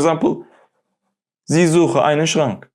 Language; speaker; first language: German; non-native, learner; Turkish